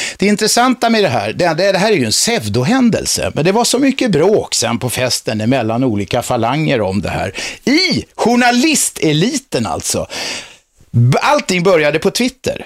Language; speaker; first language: Swedish; native; Swedish